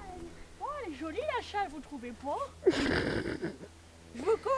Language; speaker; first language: French; native; French